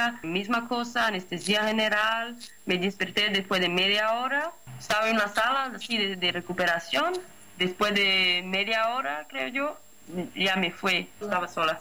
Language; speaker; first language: Spanish; non-native, fluent; Portuguese